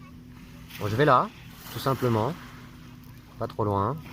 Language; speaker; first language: French; native; French